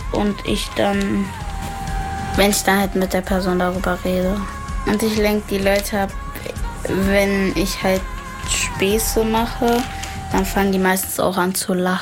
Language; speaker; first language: German; native; German